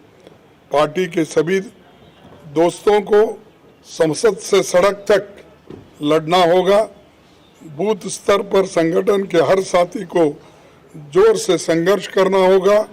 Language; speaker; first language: Hindi; non-native, local second language; Kannada